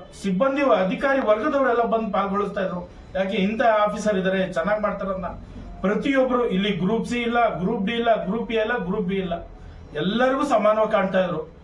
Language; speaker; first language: Kannada; native; Kannada